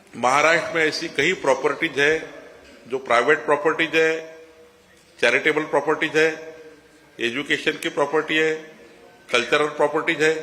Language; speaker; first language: Hindi; non-native, local second language; Marathi